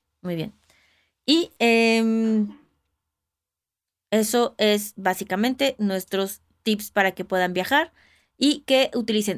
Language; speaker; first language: Spanish; native; Spanish